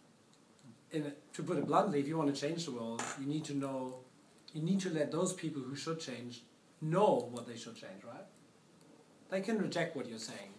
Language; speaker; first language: English; non-native, fluent; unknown